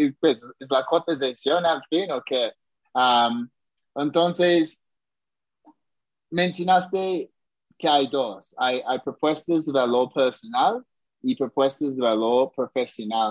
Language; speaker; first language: Spanish; non-native, fluent; English